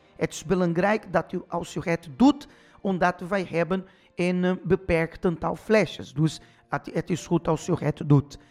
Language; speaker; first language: Dutch; non-native, fluent; Portuguese